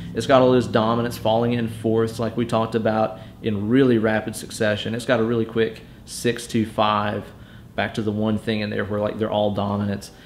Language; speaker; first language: English; native; English